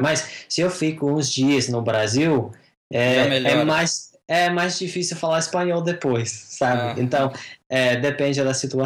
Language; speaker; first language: Portuguese; non-native, fluent; English